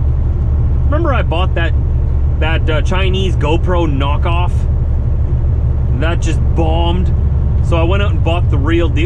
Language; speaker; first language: English; native; English